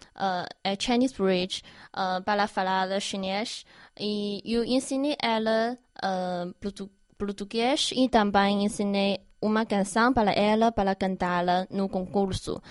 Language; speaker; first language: Portuguese; non-native, learner; Chinese